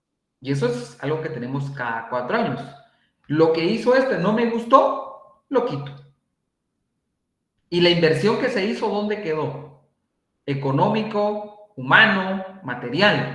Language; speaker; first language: Spanish; native; Spanish